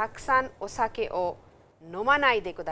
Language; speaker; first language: Japanese; non-native, fluent; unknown